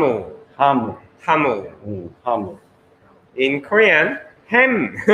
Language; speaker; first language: English; non-native, learner; Korean